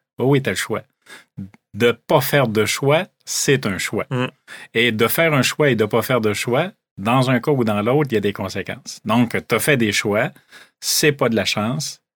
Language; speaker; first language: French; native; French